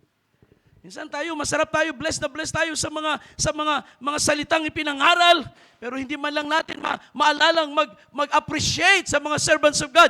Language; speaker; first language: Filipino; native; Filipino